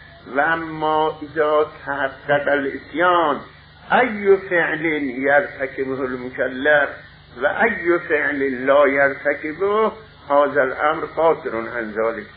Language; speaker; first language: Arabic; non-native, fluent; Persian